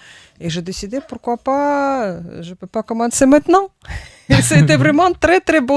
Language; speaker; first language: French; non-native, learner; Russian